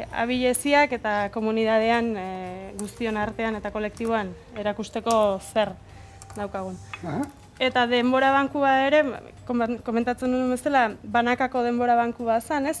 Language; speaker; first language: Basque; native; Basque